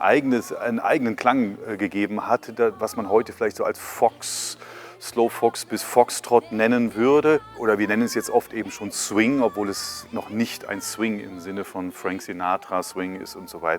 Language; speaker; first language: German; native; German